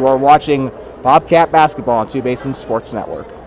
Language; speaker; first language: English; native; English